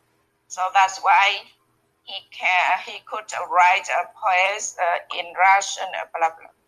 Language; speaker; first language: English; non-native, learner; Vietnamese